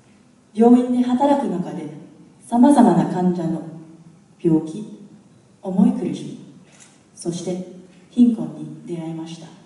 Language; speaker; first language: Japanese; non-native, fluent; English